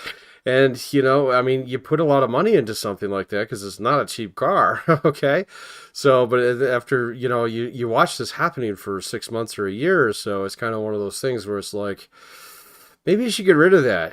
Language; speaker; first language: English; native; English